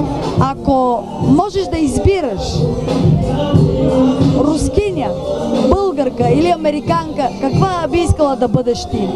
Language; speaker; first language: Bulgarian; native; Bulgarian